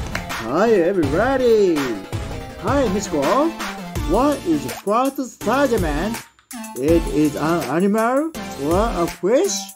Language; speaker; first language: English; non-native, learner; Japanese